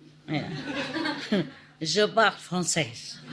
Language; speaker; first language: French; non-native, fluent; Vietnamese